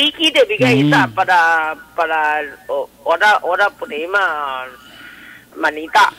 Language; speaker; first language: Filipino; non-native, learner; Chinese